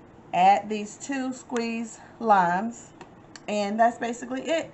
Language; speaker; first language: English; native; English